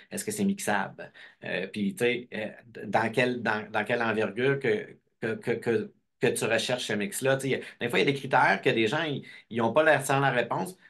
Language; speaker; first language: French; native; French